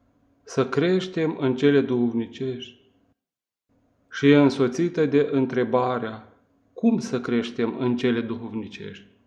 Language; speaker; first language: Romanian; native; Romanian